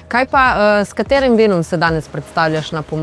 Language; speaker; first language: Slovenian; native; Slovenian